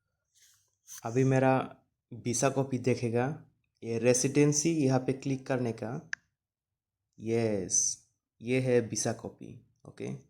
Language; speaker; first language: Hindi; non-native, learner; Bangla